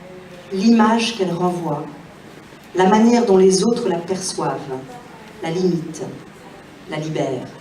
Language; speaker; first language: French; native; French